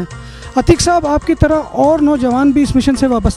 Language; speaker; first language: Urdu; native; Urdu